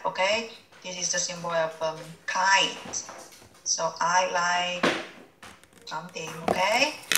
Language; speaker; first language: English; non-native, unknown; Vietnamese